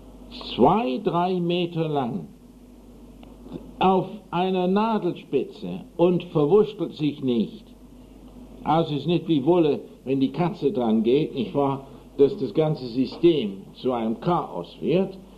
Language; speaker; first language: German; non-native, fluent; English